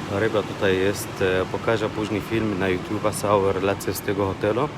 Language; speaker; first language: Polish; non-native, learner; Arabic